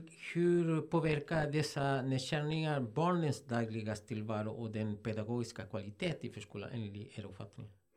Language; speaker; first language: Swedish; non-native, fluent; Spanish